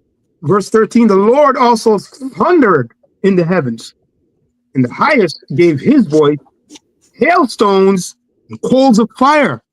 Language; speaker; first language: English; native; English